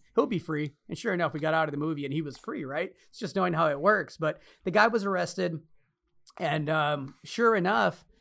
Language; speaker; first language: English; early bilingual, other home language; Spanish